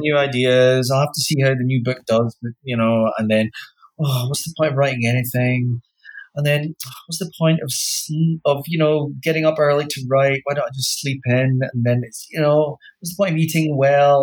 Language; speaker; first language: English; native; English